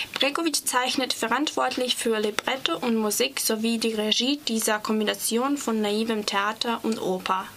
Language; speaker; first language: German; non-native, fluent; Serbian